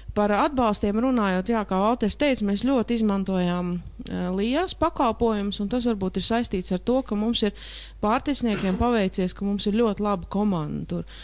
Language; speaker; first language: Latvian; native; Latvian